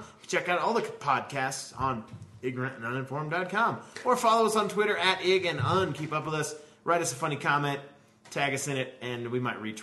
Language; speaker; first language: English; native; English